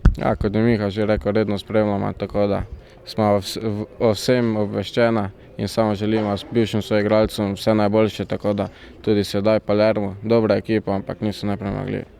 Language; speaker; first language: Slovenian; native; Slovenian